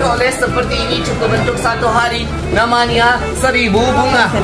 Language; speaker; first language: Indonesian; non-native, fluent; Turkish